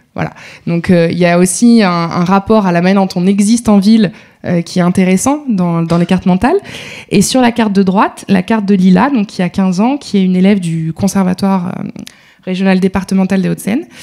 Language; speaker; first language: French; native; French